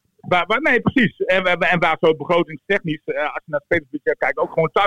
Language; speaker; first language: Dutch; native; Dutch